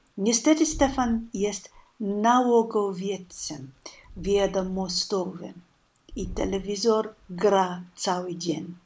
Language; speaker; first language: Polish; non-native, learner; English